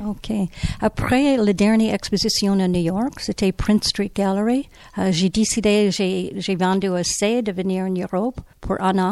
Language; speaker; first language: French; non-native, learner; English